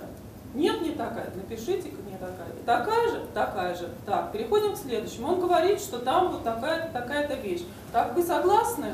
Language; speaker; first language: Russian; native; Russian